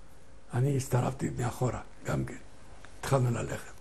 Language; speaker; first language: Hebrew; non-native, fluent; Ladino